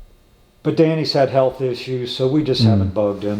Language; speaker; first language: English; native; English